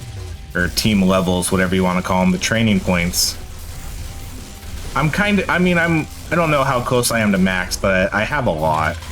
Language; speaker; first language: English; native; English